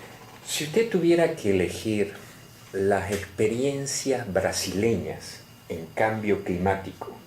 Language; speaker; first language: Spanish; native; Spanish